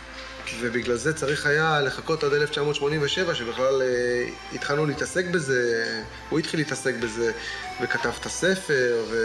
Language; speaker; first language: Hebrew; native; Hebrew